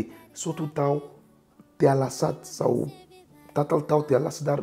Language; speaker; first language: Romanian; non-native, fluent; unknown